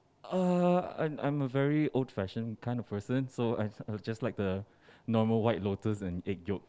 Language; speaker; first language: English; non-native, local second language; Chinese